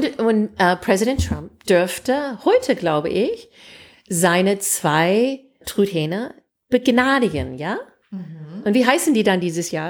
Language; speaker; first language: German; non-native, fluent; English